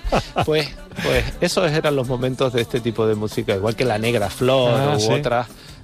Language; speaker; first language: Spanish; native; Spanish